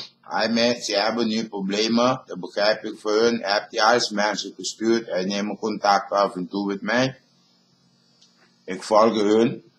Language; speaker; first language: Dutch; non-native, local second language; Papiamento